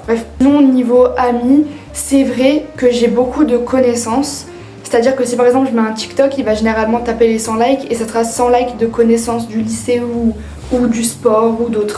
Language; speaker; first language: French; native; French